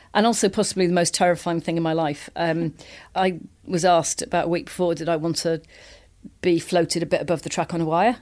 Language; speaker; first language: English; native; English